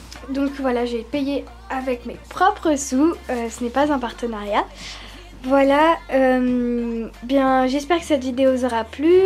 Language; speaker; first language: French; native; French